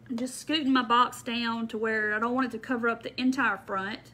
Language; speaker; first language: English; native; English